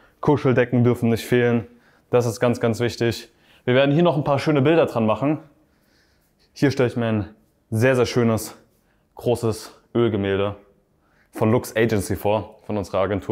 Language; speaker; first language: German; native; German